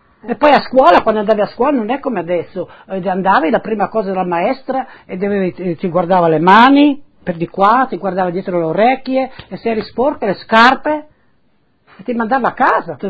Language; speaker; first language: Italian; non-native, local second language; Friulian